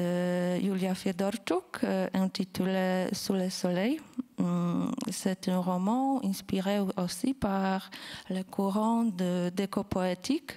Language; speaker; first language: French; non-native, fluent; Polish